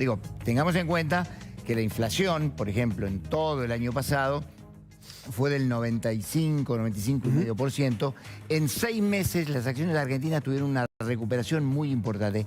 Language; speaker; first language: Spanish; native; Spanish